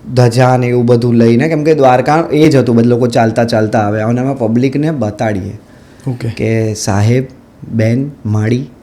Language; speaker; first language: Gujarati; native; Gujarati